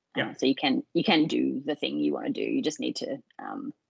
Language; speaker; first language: English; native; English